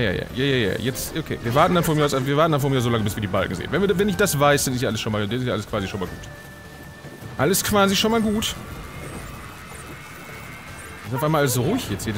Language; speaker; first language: German; native; German